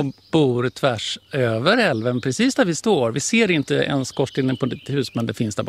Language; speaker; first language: Swedish; native; Swedish